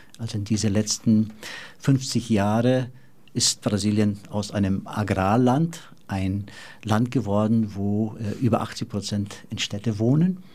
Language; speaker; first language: German; non-native, fluent; Portuguese